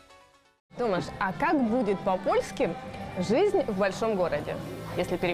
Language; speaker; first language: Russian; native; Russian